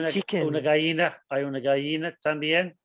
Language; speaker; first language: Spanish; non-native, fluent; English